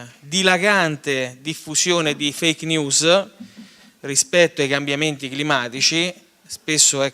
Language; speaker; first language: Italian; native; Italian